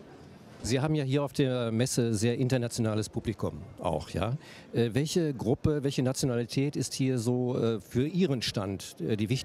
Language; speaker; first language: German; native; German